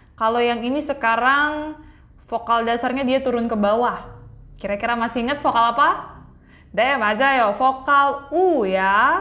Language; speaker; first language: Indonesian; native; Indonesian